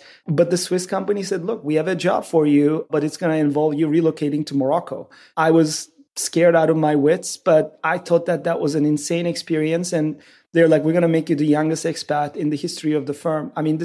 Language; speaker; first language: English; non-native, fluent; Turkish